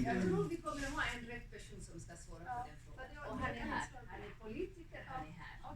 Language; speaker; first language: Swedish; non-native, fluent; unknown